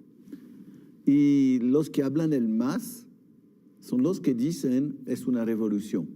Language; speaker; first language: Spanish; non-native, fluent; French